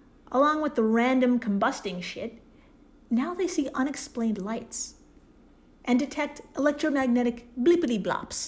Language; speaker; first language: English; native; English